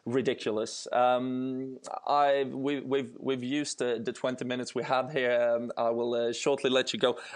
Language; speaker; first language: English; non-native, fluent; Swedish